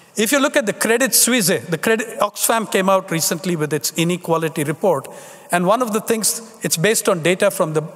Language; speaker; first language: English; non-native, local second language; Tamil